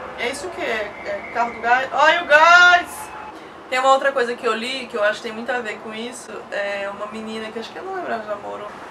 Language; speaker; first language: Portuguese; native; Portuguese